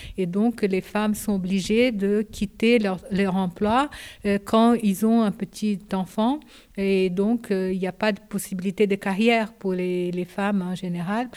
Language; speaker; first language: French; non-native, fluent; Japanese